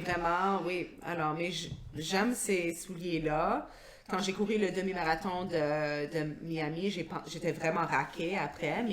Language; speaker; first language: French; non-native, local second language; English